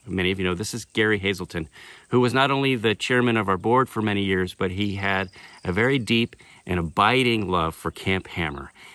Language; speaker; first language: English; native; English